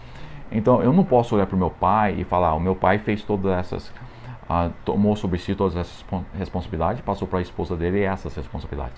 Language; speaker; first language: Portuguese; non-native, fluent; English